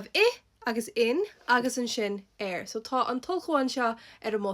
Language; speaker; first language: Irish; non-native, local second language; English